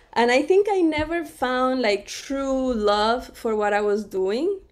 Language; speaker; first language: English; non-native, fluent; Spanish